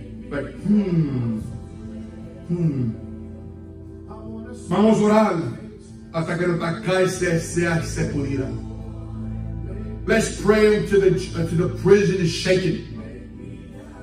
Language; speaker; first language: Spanish; native; Spanish